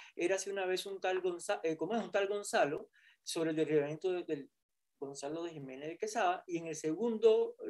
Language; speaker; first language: Spanish; native; Spanish